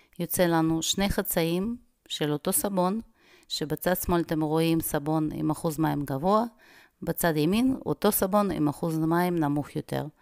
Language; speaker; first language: Hebrew; non-native, fluent; Russian